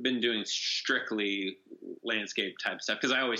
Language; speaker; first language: English; native; English